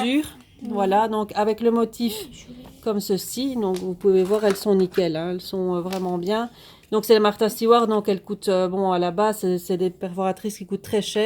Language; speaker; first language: French; native; French